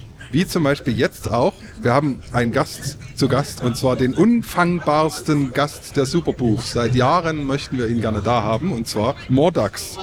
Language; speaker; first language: German; native; German